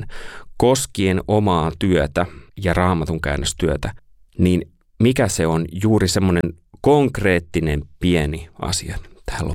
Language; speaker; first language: Finnish; native; Finnish